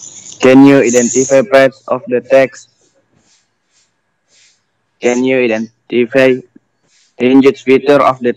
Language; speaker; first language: English; non-native, learner; Indonesian